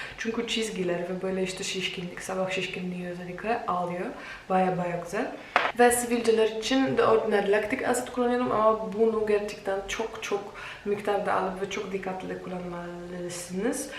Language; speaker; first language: Turkish; non-native, fluent; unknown